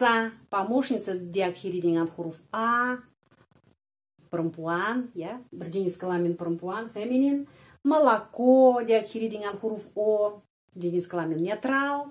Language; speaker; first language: Indonesian; non-native, fluent; Russian